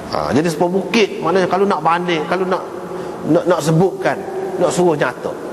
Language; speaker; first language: Malay; native; Malay